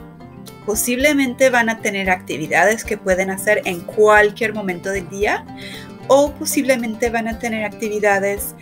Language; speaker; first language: Spanish; non-native, fluent; English